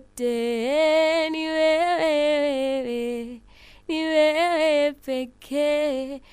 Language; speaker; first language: English; non-native, local second language; Swahili